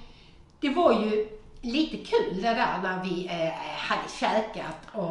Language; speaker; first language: Swedish; native; Swedish